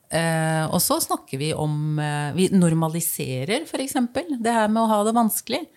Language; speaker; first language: Norwegian; native; Norwegian